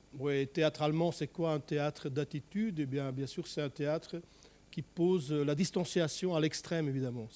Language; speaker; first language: French; native; French